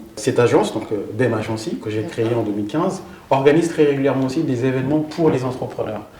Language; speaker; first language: French; early bilingual, other home language; Fula